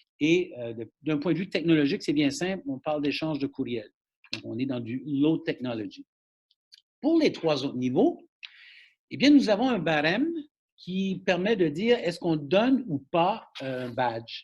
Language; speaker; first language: French; native; French